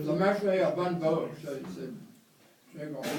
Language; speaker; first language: French; non-native, learner; English